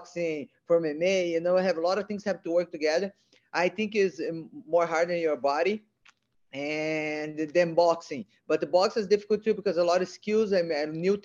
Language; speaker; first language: English; non-native, learner; Portuguese